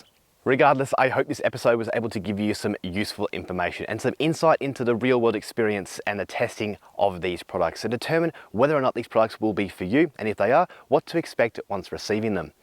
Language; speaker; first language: English; native; English